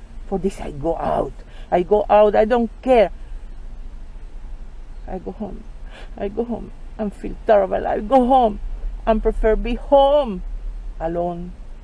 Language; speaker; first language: English; non-native, learner; Spanish